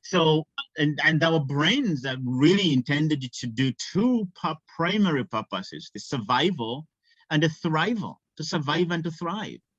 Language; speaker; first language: English; non-native, local second language; Ganda